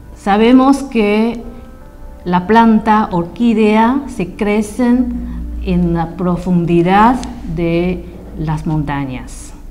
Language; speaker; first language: Spanish; non-native, fluent; Chinese